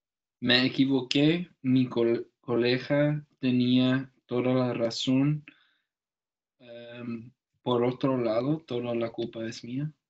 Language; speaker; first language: Spanish; non-native, learner; English